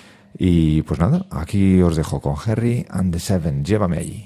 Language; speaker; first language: Spanish; native; Spanish